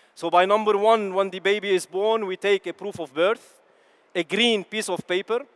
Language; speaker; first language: English; non-native, fluent; Arabic